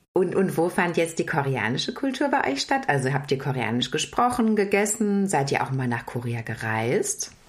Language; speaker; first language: German; native; German